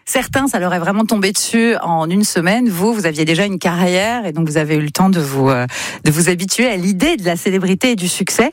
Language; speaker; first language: French; native; French